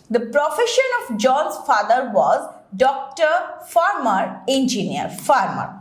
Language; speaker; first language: English; non-native, local second language; Bangla